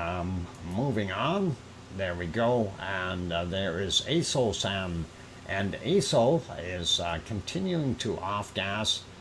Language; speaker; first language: English; native; English